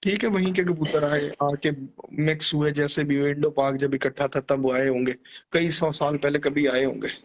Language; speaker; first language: Urdu; non-native, local second language; Punjabi